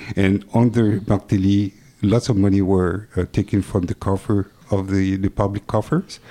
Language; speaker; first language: English; non-native, fluent; French